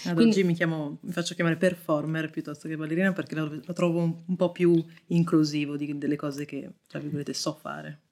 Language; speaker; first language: Italian; native; Italian